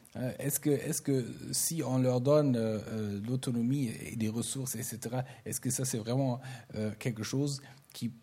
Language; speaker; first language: French; non-native, fluent; German